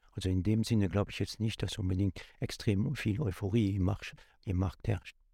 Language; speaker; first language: German; non-native, local second language; Luxembourgish